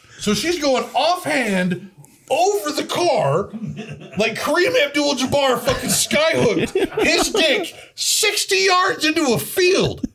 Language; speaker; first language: English; native; English